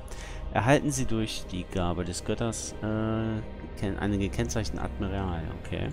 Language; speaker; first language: German; native; German